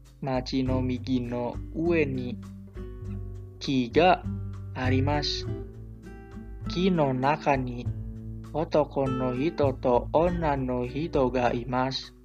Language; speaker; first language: Japanese; non-native, learner; Indonesian